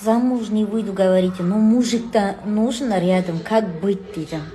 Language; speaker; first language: Russian; non-native, local second language; Kazakh